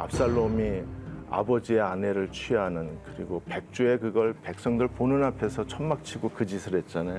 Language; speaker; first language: Korean; native; Korean